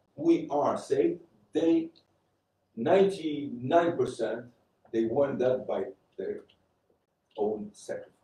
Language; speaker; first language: English; non-native, fluent; Romanian